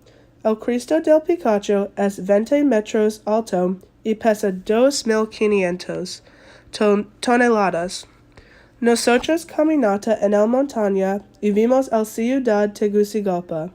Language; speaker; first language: Spanish; non-native, learner; English